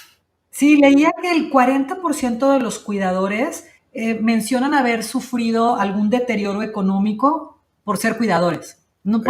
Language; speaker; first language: Spanish; native; Spanish